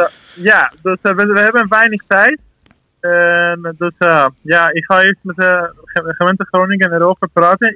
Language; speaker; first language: Dutch; non-native, learner; Persian